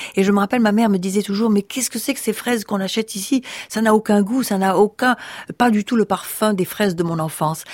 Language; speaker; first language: French; early bilingual, other home language; Russian